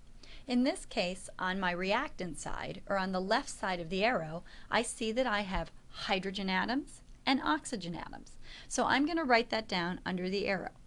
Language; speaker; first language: English; native; English